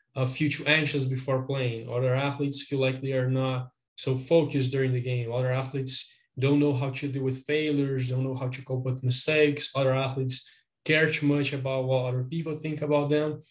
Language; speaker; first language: English; non-native, fluent; Portuguese